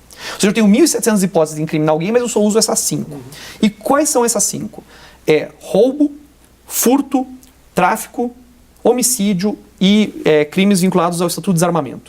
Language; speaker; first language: Portuguese; native; Portuguese